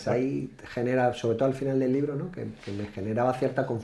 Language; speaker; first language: Spanish; native; Spanish